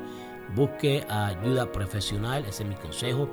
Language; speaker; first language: Spanish; early bilingual, heritage; Spanish